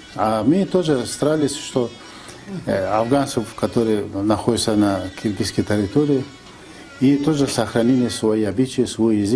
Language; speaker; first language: Russian; non-native, fluent; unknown